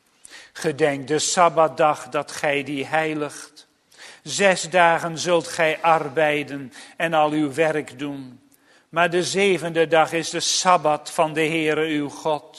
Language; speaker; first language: Dutch; native; Dutch